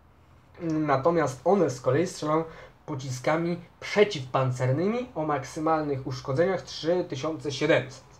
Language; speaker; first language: Polish; native; Polish